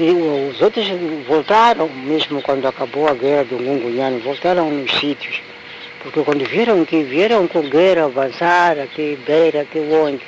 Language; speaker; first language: Portuguese; non-native, local second language; Tsonga